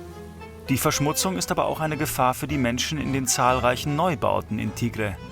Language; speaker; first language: German; native; German